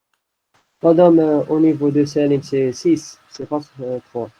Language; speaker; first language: French; non-native, local second language; Arabic